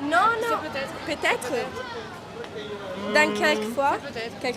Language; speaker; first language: French; non-native, learner; English